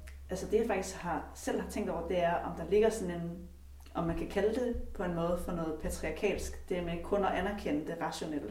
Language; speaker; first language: Danish; native; Danish